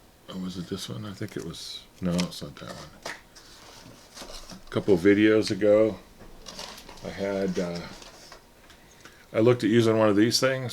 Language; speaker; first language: English; native; English